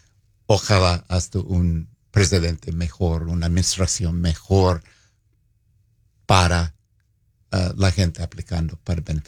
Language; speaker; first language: Spanish; non-native, fluent; English